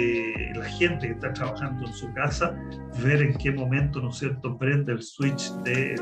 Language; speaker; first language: Spanish; native; Spanish